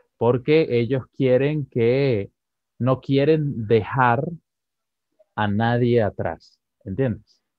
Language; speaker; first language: Spanish; native; Spanish